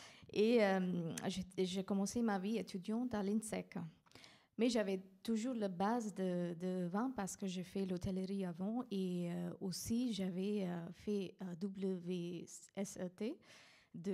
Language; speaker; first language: French; non-native, fluent; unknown